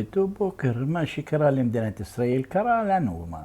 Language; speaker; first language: Hebrew; non-native, local second language; Arabic